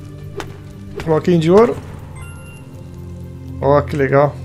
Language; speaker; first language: Portuguese; native; Portuguese